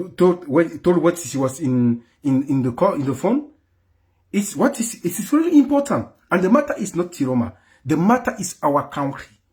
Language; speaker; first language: English; non-native, local second language; French